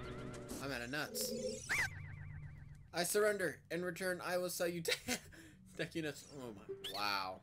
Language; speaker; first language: English; native; English